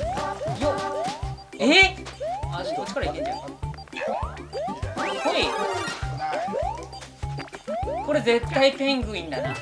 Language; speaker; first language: Japanese; native; Japanese